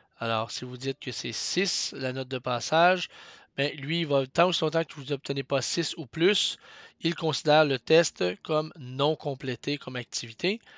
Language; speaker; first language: French; native; French